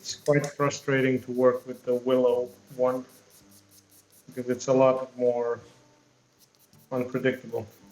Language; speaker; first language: English; non-native, fluent; Romanian